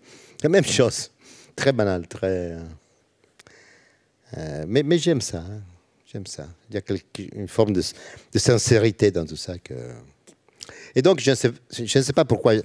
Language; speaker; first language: French; non-native, learner; Italian